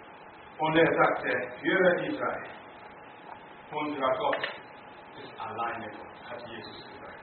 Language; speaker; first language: German; non-native, learner; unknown